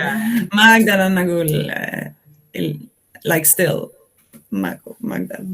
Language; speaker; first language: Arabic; non-native, learner; Swedish